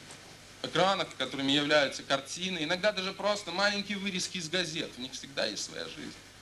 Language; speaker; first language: Russian; native; Russian